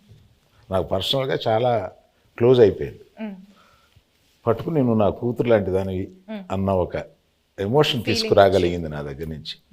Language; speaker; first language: Telugu; native; Telugu